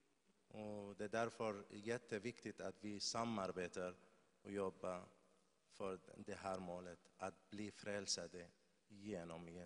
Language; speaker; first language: Swedish; non-native, fluent; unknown